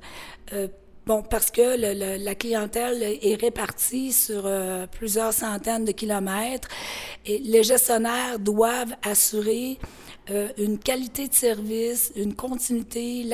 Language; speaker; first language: French; native; French